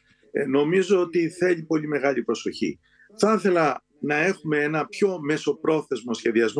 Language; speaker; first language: Greek; native; Greek